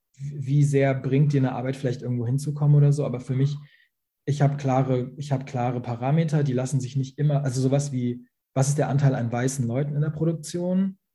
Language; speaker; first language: German; early bilingual, other home language; Persian